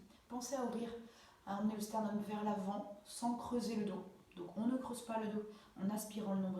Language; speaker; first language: French; native; French